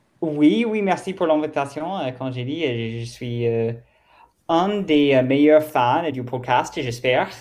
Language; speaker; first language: French; non-native, learner; German